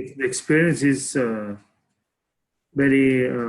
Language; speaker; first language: English; non-native, learner; Spanish